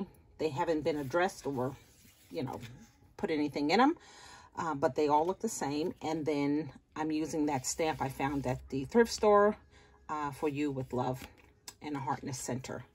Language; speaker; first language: English; native; English